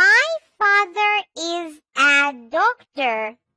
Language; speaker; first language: English; non-native, learner; Urdu